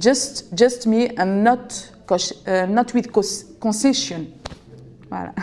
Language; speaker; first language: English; non-native, learner; French